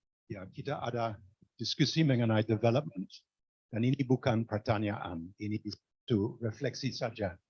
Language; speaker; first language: Indonesian; non-native, fluent; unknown